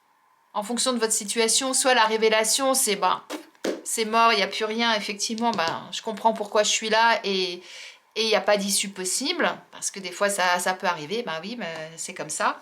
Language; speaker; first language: French; native; French